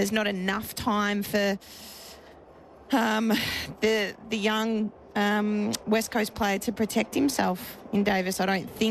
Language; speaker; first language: English; native; English